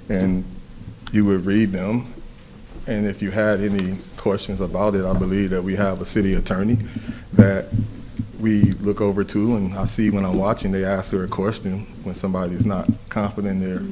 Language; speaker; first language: English; native; English